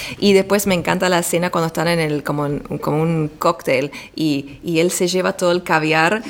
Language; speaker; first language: Spanish; early bilingual, heritage; Spanish